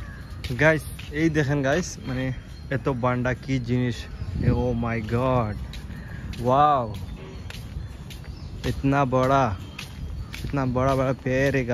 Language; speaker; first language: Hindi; non-native, local second language; Bangla